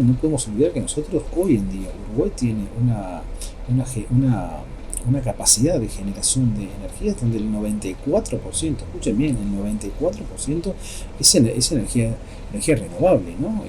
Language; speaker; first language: Spanish; native; Spanish